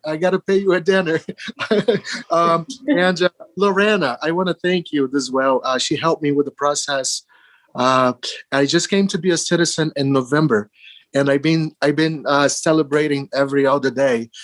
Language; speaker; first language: English; early bilingual, other home language; Portuguese